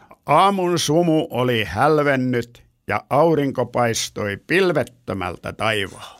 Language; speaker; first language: Finnish; native; Finnish